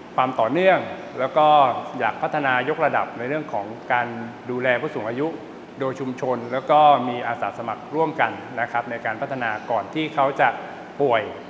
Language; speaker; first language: Thai; native; Thai